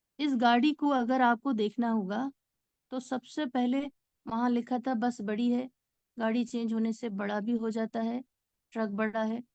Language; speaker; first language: Urdu; native; Urdu